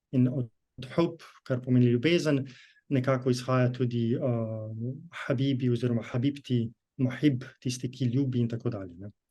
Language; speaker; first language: Slovenian; native; Slovenian